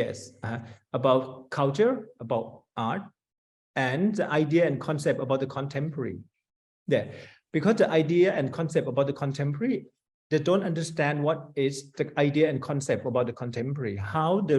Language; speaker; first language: English; non-native, fluent; Thai